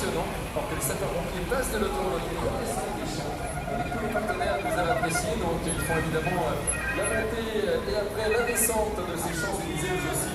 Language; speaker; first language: French; native; French